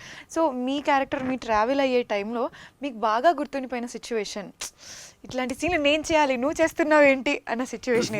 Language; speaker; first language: Telugu; native; Telugu